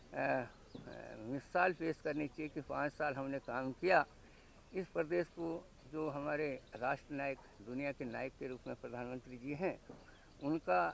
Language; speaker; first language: Hindi; native; Hindi